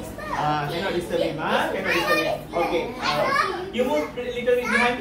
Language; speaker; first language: English; non-native, local second language; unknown